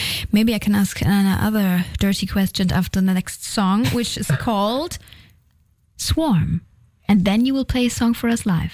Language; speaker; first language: English; non-native, fluent; German